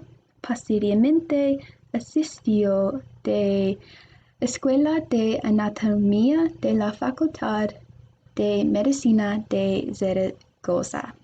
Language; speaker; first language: Spanish; non-native, learner; English